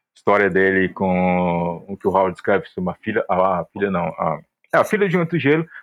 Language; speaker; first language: Portuguese; native; Portuguese